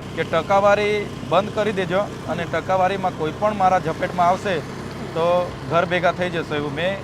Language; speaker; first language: Gujarati; non-native, local second language; Vasavi